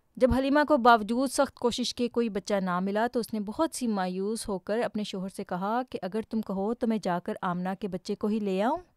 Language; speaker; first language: Urdu; native; Urdu